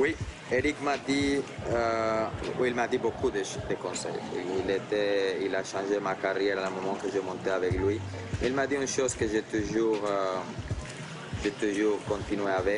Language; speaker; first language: French; non-native, fluent; Spanish